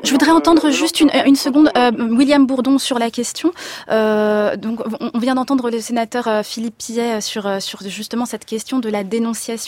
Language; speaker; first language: French; native; French